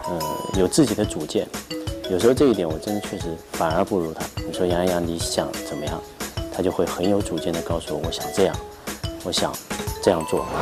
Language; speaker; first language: Chinese; native; Chinese